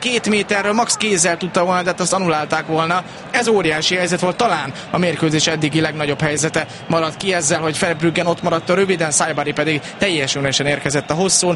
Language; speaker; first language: Hungarian; native; Hungarian